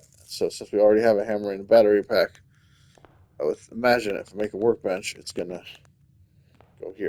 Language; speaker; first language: English; native; English